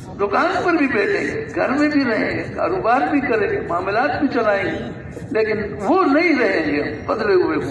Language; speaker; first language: Urdu; non-native, local second language; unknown